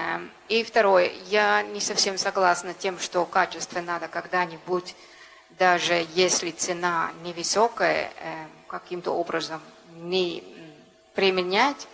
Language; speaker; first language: Russian; non-native, fluent; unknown